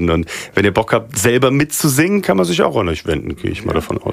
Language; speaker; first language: German; native; German